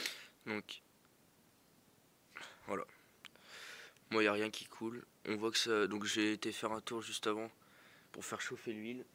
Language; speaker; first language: French; native; French